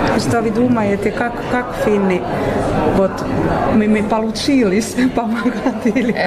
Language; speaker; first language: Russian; non-native, learner; Finnish